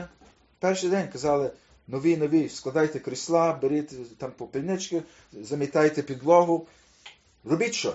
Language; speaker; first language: Ukrainian; early bilingual, heritage; Ukrainian